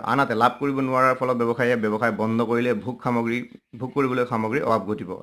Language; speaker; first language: Assamese; non-native, local second language; Nepali